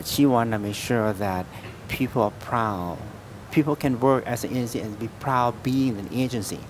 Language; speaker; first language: English; non-native, fluent; Thai